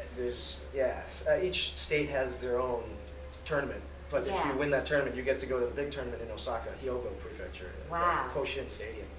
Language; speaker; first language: English; native; English